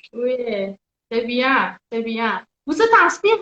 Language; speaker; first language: French; non-native, learner; Persian